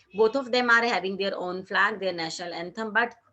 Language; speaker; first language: English; non-native, local second language; Hindi